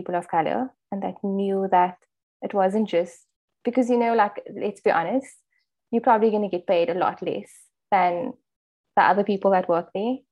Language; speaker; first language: English; native; English